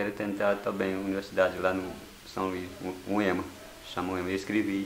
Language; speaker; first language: Portuguese; non-native, local second language; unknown